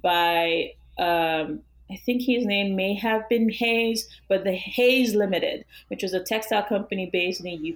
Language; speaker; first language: English; non-native, local second language; Yoruba